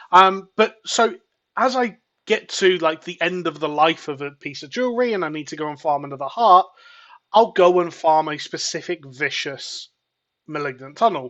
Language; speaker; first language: English; native; English